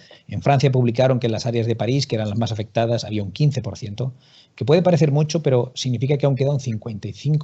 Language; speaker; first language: Spanish; native; Spanish